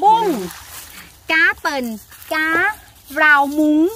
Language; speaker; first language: Vietnamese; non-native, learner; Thai